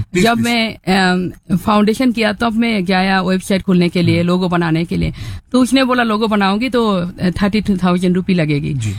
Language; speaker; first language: Hindi; non-native, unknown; Bangla